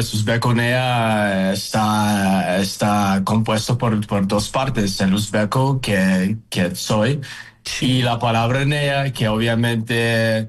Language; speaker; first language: Spanish; non-native, fluent; Uzbek